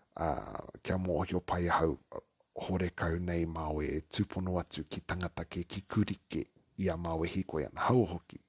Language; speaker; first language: Māori; native; Māori